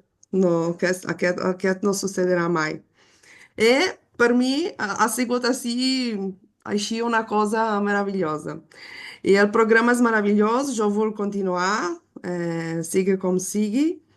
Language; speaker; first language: Catalan; non-native, fluent; Portuguese